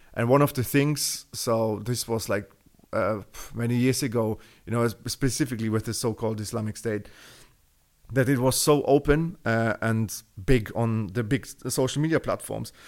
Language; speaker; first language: English; non-native, fluent; German